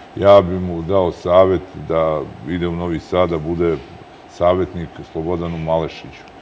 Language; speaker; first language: Serbian; native; Serbian